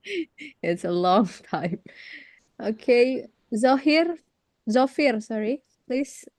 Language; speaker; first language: English; non-native, fluent; Indonesian